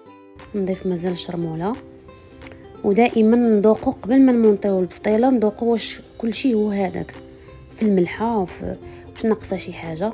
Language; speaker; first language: Arabic; native; Arabic